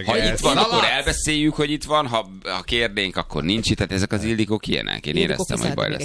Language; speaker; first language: Hungarian; native; Hungarian